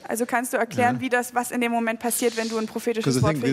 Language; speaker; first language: German; native; German